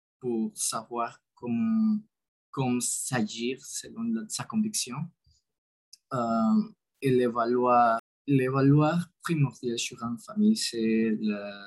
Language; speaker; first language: French; non-native, learner; Spanish